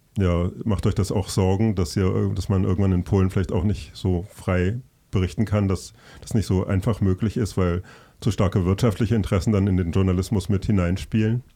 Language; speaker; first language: German; native; German